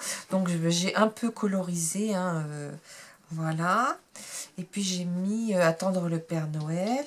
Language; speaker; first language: French; native; French